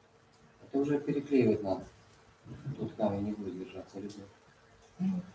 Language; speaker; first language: Russian; native; Russian